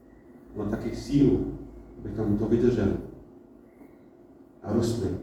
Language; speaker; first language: Czech; non-native, fluent; English